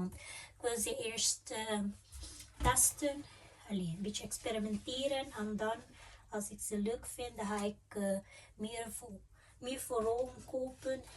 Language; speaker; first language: Dutch; non-native, fluent; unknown